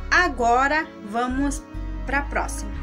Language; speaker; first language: Portuguese; non-native, local second language; Guarani